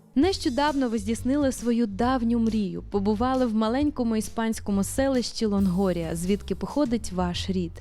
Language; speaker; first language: Ukrainian; native; Ukrainian